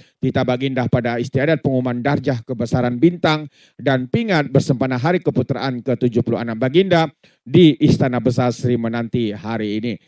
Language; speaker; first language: Malay; native; Malay